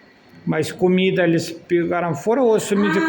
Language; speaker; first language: Portuguese; non-native, fluent; Russian